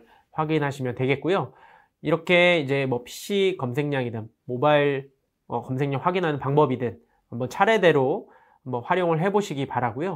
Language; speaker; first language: Korean; native; Korean